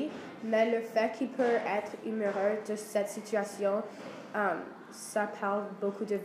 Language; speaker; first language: French; non-native, learner; English